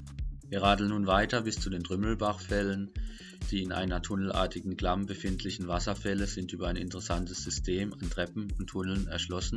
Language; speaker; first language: German; native; German